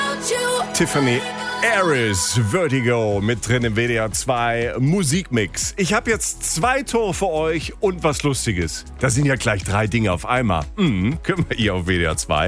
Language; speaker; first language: German; native; German